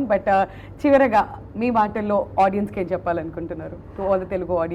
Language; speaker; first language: Telugu; native; Telugu